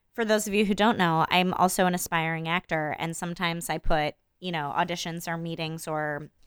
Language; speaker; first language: English; native; English